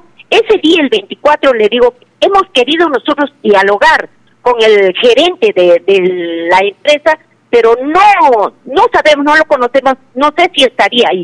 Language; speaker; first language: Spanish; native; Spanish